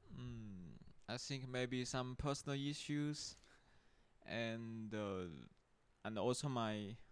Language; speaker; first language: English; non-native, fluent; Chinese